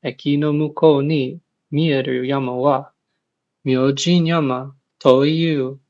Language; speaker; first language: Japanese; non-native, learner; English